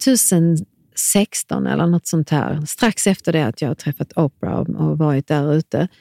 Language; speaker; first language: Swedish; early bilingual, other home language; Serbian